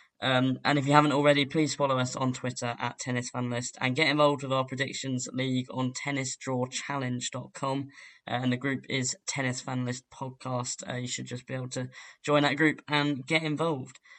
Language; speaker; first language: English; native; English